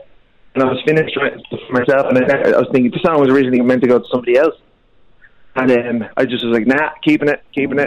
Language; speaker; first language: English; native; English